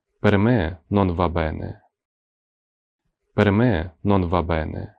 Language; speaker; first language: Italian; non-native, fluent; Ukrainian